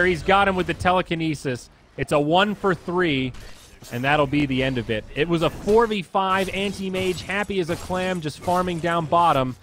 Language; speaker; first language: English; native; English